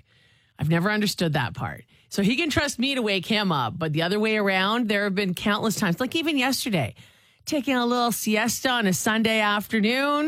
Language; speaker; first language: English; native; English